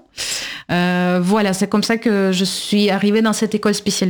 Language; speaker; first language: French; non-native, fluent; Russian